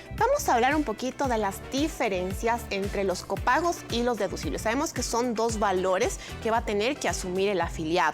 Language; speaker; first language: Spanish; native; Spanish